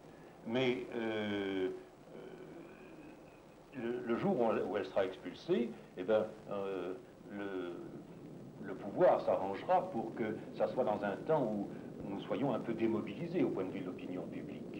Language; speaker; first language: French; native; French